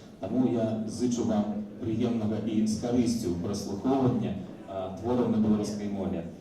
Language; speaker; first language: Belarusian; non-native, local second language; Russian